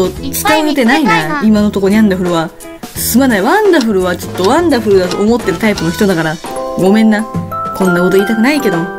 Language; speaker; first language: Japanese; native; Japanese